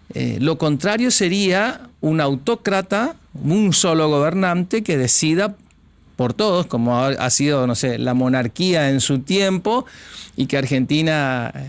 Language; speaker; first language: Spanish; native; Spanish